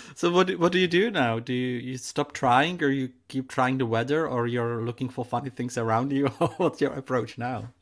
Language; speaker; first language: English; non-native, fluent; Czech